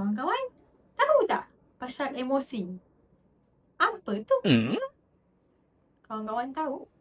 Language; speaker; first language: Malay; native; Malay